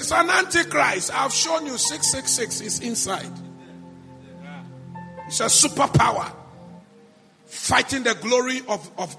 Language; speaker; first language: English; non-native, local second language; Akan